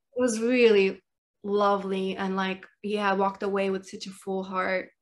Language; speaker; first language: English; early bilingual, other home language; Russian